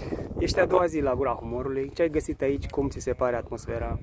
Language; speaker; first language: Romanian; native; Romanian